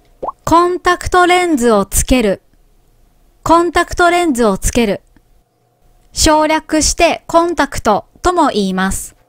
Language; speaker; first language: Japanese; native; Japanese